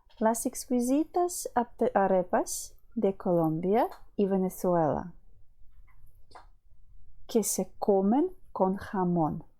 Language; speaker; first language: Spanish; non-native, fluent; Ukrainian